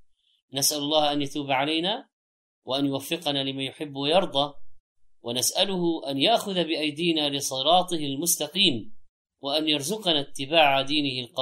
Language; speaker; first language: Arabic; native; Arabic